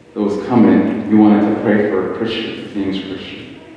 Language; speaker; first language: English; native; English